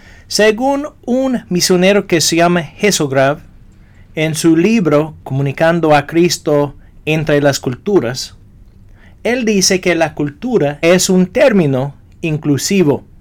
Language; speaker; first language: Spanish; non-native, fluent; English